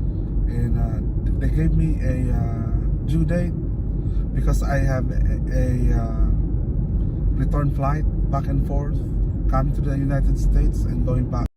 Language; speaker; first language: English; non-native, local second language; Filipino